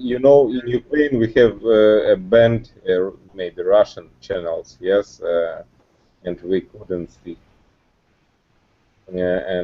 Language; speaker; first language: English; non-native, learner; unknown